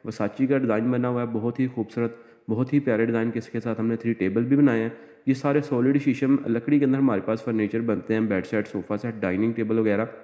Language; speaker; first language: Urdu; non-native, local second language; Punjabi